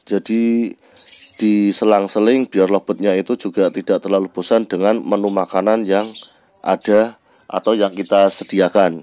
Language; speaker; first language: Indonesian; native; Indonesian